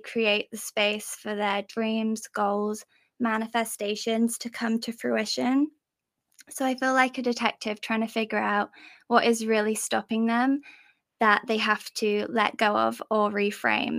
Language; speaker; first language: English; native; English